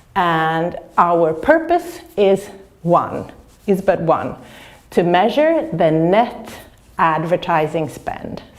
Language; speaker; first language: English; non-native, fluent; Swedish